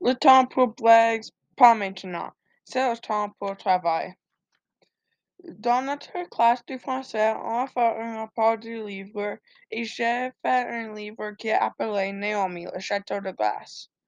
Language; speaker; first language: French; non-native, learner; English